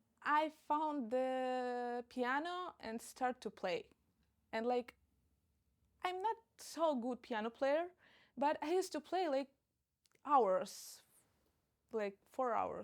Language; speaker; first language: English; non-native, fluent; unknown